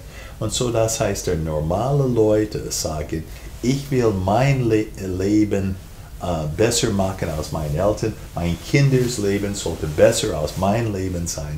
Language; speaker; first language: German; non-native, fluent; English